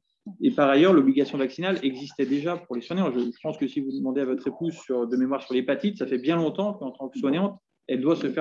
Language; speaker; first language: French; native; French